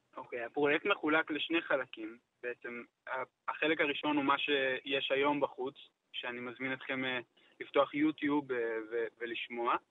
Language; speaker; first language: Hebrew; native; Hebrew